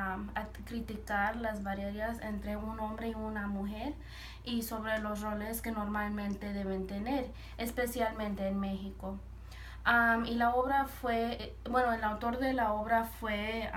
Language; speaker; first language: Spanish; early bilingual, heritage; Spanish